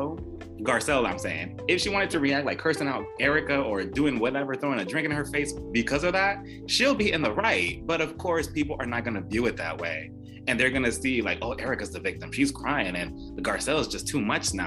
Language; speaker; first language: English; native; English